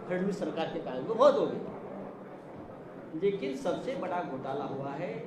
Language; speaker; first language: Hindi; non-native, local second language; Marathi